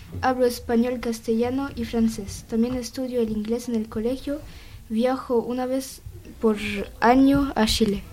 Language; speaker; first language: Spanish; early bilingual, heritage; Spanish